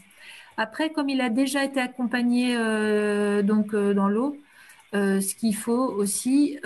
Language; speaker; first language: French; native; French